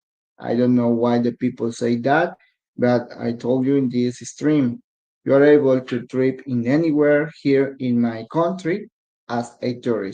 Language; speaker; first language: English; non-native, learner; Spanish